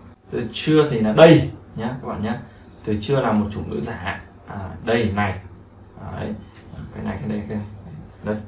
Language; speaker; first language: Chinese; non-native, fluent; Vietnamese